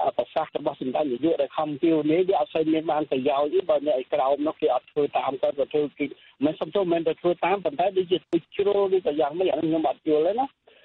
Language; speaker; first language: Khmer; native; Khmer